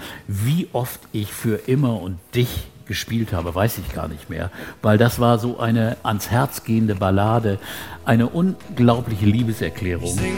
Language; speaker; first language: German; native; German